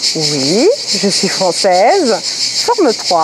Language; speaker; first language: French; native; French